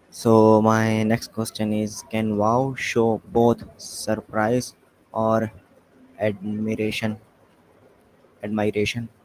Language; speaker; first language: English; non-native, learner; Urdu